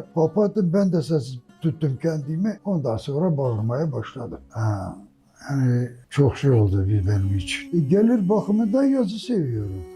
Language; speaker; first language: Turkish; non-native, local second language; Kurdish